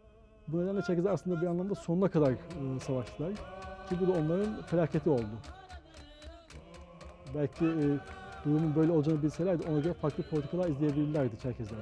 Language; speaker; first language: Turkish; native; Turkish